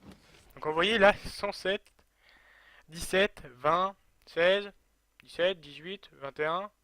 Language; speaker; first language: French; native; French